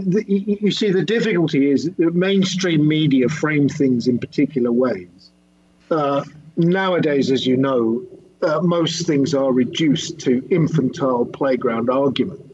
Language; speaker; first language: English; native; English